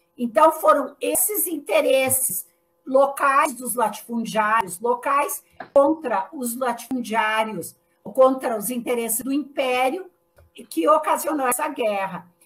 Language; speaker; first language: Portuguese; native; Portuguese